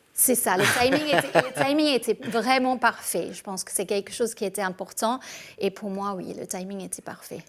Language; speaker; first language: French; non-native, fluent; English